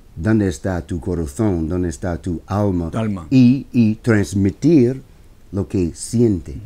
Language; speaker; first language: Spanish; non-native, learner; English